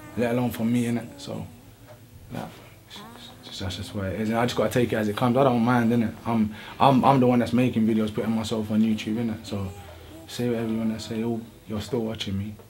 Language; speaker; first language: English; native; English